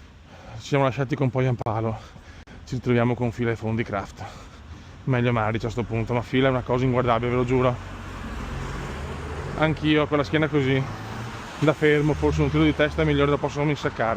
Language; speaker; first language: Italian; native; Italian